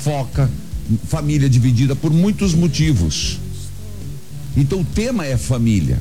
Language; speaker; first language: Portuguese; native; Portuguese